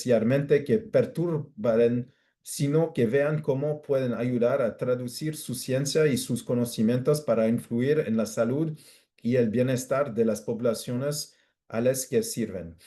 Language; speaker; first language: Spanish; non-native, fluent; English